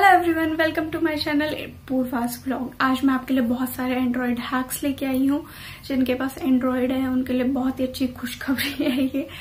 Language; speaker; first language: Hindi; native; Hindi